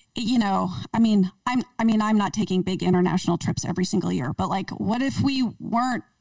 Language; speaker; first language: English; native; English